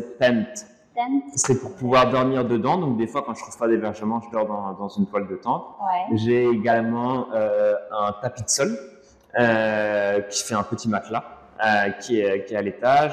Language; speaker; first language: French; native; French